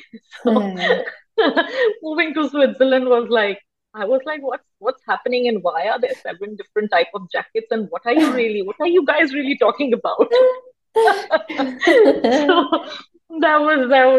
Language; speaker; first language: English; non-native, local second language; Hindi